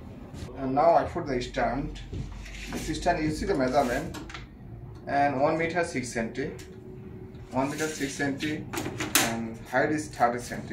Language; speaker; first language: English; non-native, learner; Bangla